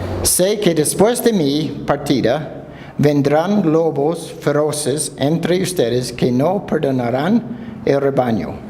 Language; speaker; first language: Spanish; non-native, fluent; English